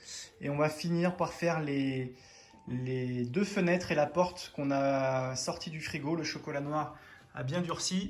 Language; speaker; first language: French; native; French